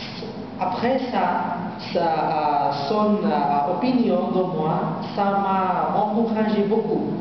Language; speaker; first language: French; non-native, learner; Bangla